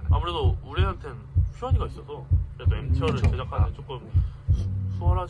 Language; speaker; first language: Korean; native; Korean